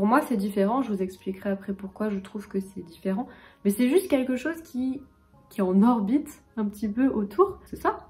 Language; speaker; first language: French; native; French